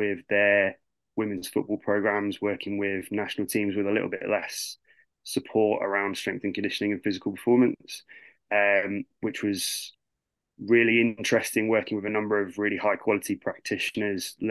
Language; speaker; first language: English; native; English